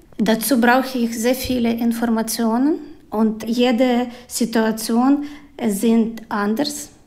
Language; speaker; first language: German; non-native, learner; Ukrainian